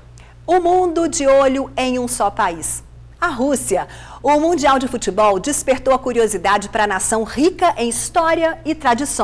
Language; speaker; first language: Portuguese; native; Portuguese